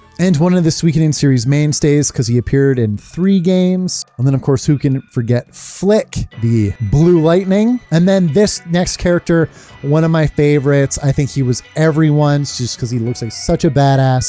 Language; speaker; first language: English; native; English